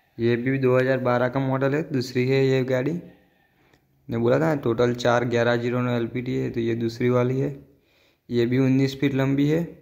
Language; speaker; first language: Hindi; non-native, local second language; Gujarati